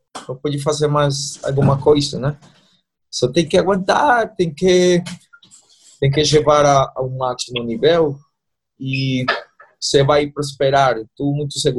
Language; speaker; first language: Portuguese; non-native, learner; Spanish